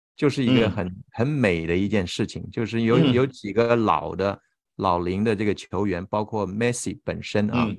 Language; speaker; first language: Chinese; native; Chinese